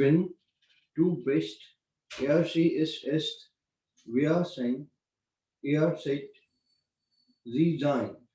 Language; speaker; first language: German; non-native, learner; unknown